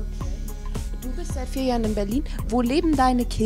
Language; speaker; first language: German; native; German